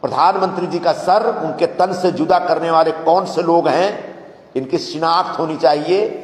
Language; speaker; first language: Hindi; non-native, local second language; Marathi